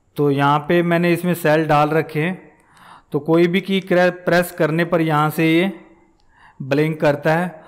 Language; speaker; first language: Hindi; non-native, local second language; Punjabi